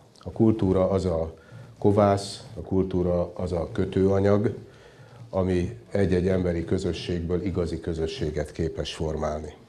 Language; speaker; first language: Hungarian; native; Hungarian